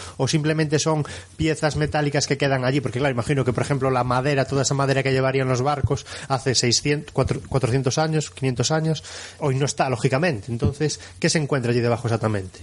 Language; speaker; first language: Spanish; native; Spanish